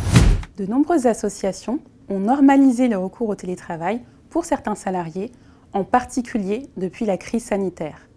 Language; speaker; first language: French; native; French